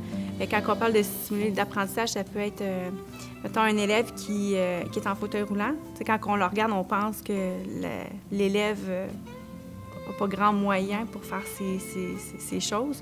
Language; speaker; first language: French; native; French